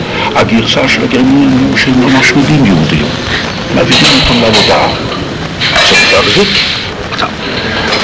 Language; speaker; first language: Hebrew; non-native, fluent; Polish